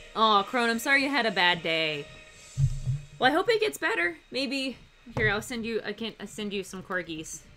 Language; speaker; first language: English; native; English